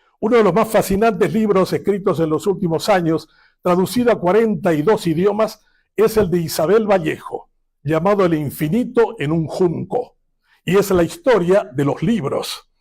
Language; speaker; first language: Spanish; non-native, local second language; Guarani